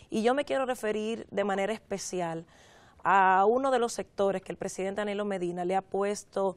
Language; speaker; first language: Spanish; native; Spanish